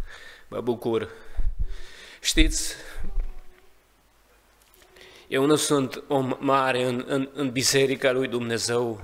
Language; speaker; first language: Romanian; non-native, learner; Hungarian